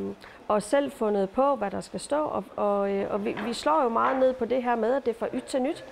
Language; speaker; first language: Danish; native; Danish